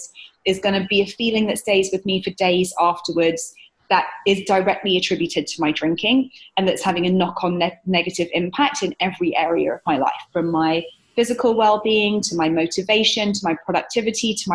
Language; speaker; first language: English; native; English